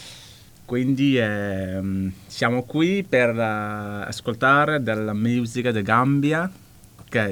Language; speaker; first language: Italian; non-native, learner; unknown